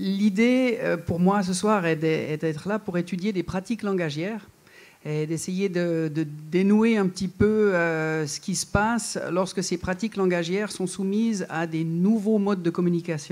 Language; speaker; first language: French; native; French